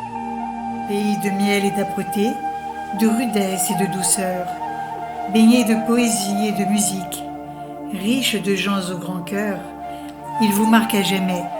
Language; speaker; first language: French; native; French